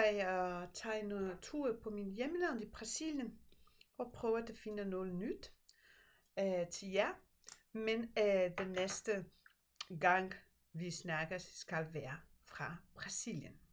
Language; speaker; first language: Danish; non-native, fluent; Portuguese